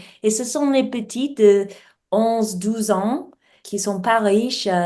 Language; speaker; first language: French; non-native, learner; English